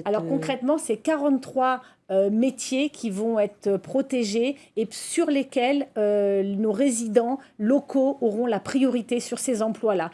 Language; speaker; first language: French; native; French